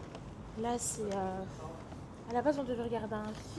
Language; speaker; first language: French; native; French